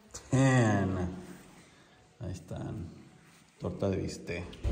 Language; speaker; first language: Spanish; early bilingual, heritage; Spanish